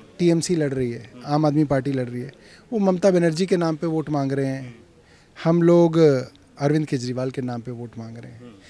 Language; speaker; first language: Hindi; native; Hindi